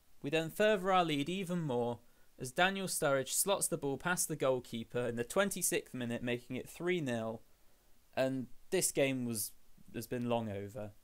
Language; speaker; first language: English; native; English